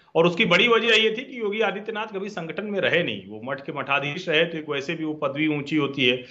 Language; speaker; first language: Hindi; native; Hindi